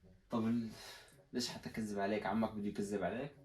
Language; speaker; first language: Arabic; native; Arabic